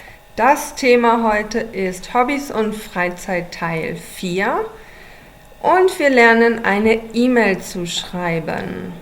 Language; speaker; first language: German; non-native, fluent; English